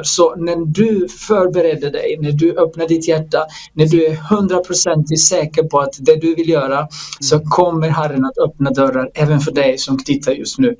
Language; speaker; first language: Swedish; non-native, fluent; Croatian